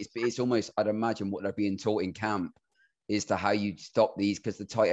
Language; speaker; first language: English; native; English